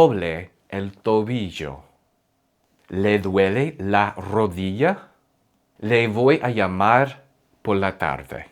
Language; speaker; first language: Spanish; non-native, fluent; English